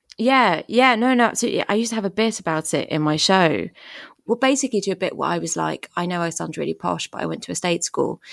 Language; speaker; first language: English; early bilingual, other home language; French